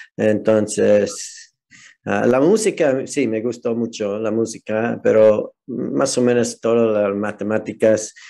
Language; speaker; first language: Spanish; non-native, fluent; English